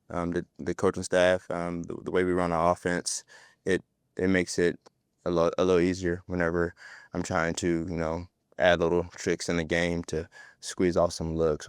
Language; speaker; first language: English; native; English